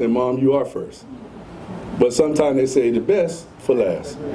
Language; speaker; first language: English; native; English